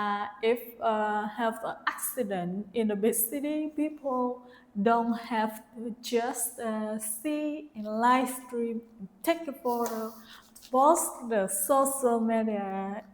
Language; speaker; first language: English; non-native, learner; Vietnamese